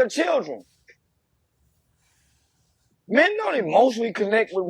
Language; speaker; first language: English; native; English